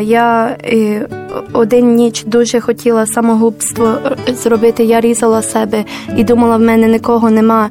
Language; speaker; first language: Ukrainian; non-native, learner; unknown